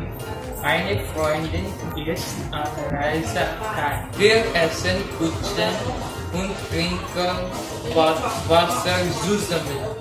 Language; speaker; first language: German; non-native, learner; Filipino